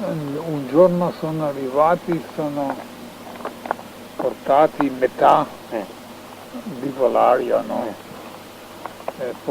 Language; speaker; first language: Italian; non-native, learner; Slovenian